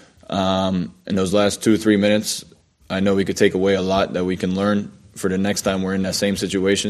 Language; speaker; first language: English; native; English